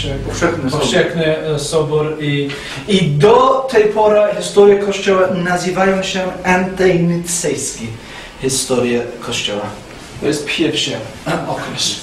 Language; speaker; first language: Polish; non-native, fluent; English